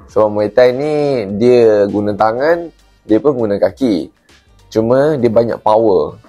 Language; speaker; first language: Malay; non-native, local second language; Chinese